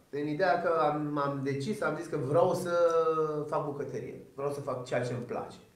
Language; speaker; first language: Romanian; early bilingual, other home language; Persian